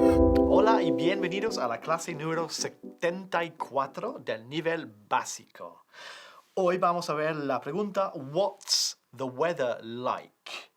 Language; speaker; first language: Spanish; non-native, fluent; English